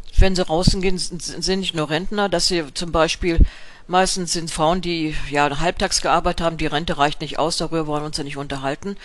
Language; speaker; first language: German; native; German